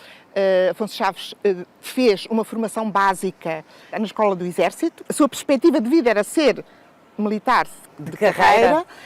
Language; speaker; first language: Portuguese; native; Portuguese